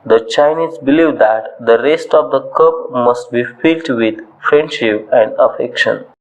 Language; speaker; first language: English; non-native, local second language; Marathi